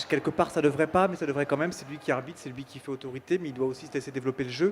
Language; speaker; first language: French; native; French